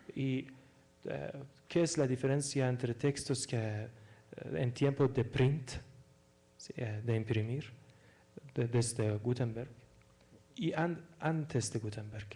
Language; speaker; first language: Spanish; non-native, fluent; Persian